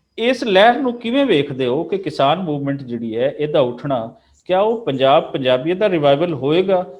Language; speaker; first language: Punjabi; native; Punjabi